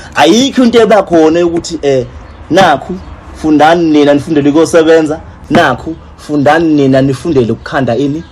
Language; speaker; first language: Zulu; native; Zulu